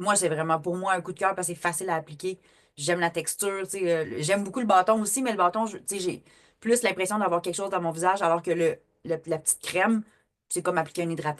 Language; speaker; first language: French; native; French